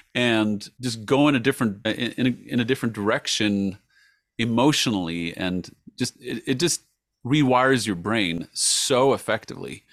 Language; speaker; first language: English; non-native, fluent; Swedish